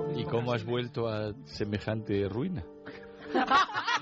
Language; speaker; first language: Spanish; native; Spanish